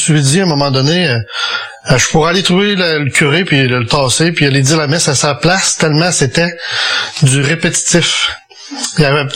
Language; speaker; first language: French; native; French